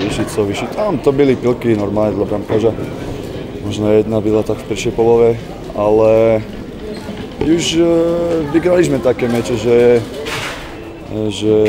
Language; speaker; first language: Polish; non-native, learner; Czech